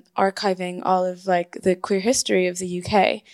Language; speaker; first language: English; non-native, fluent; Spanish